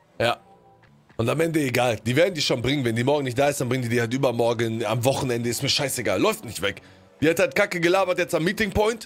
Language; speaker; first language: German; native; German